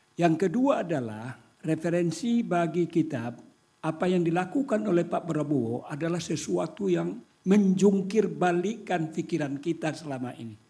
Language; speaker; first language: Indonesian; non-native, local second language; Minangkabau